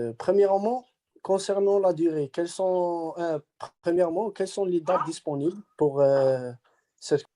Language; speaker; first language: French; non-native, learner; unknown